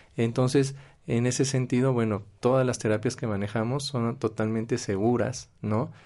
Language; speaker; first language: Spanish; native; Spanish